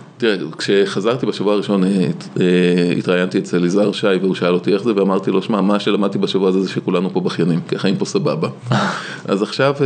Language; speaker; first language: Hebrew; native; Hebrew